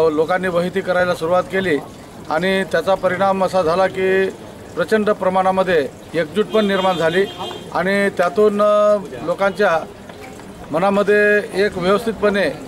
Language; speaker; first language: Marathi; non-native, local second language; Kukna